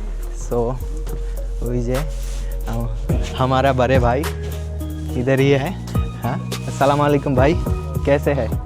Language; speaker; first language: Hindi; non-native, fluent; Bangla